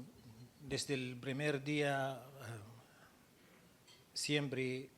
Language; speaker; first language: Spanish; non-native, learner; Arabic